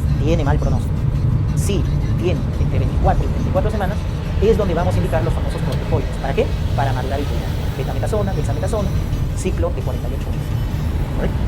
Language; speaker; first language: Spanish; native; Spanish